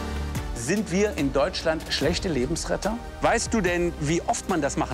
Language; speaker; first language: German; native; German